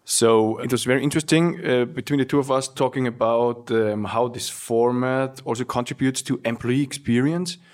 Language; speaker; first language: English; non-native, fluent; German